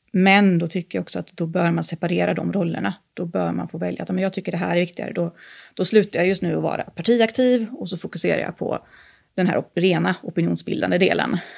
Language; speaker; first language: Swedish; native; Swedish